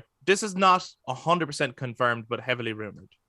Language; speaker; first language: English; native; English